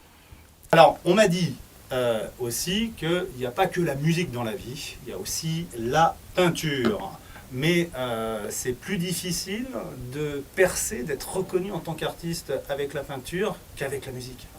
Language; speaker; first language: French; native; French